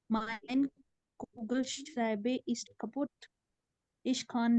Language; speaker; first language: German; non-native, learner; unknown